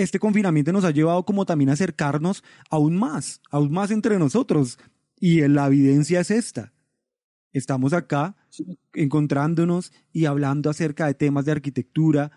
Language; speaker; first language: Spanish; native; Spanish